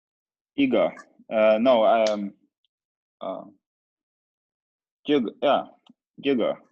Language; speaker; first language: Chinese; non-native, learner; Swedish